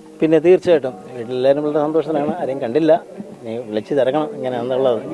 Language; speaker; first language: Malayalam; native; Malayalam